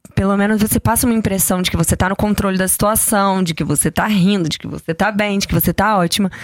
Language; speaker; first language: Portuguese; native; Portuguese